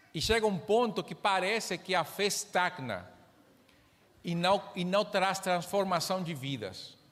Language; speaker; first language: Portuguese; non-native, fluent; Spanish